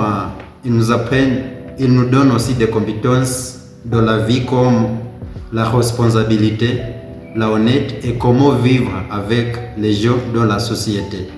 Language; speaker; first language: French; non-native, learner; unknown